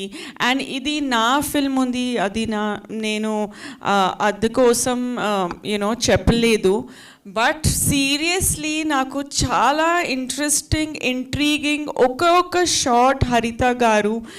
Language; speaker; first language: Telugu; non-native, fluent; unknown